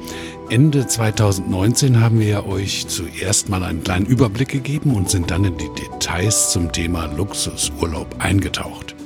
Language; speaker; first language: German; native; German